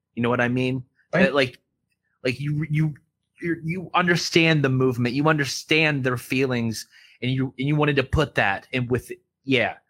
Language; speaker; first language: English; native; English